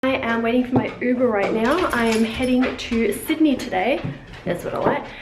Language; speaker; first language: English; native; English